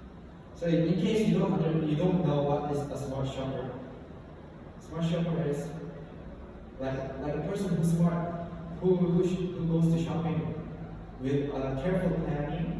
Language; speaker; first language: English; non-native, fluent; Korean